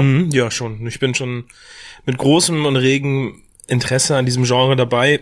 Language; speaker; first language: German; native; German